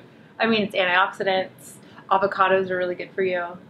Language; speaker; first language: English; native; English